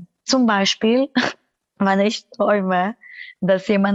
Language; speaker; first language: German; non-native, fluent; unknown